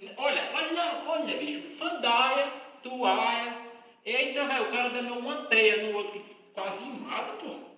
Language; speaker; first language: Portuguese; native; Portuguese